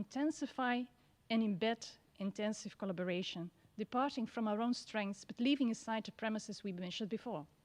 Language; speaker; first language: English; non-native, fluent; Dutch